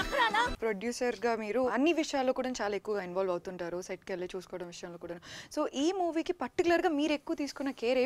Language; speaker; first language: Telugu; native; Telugu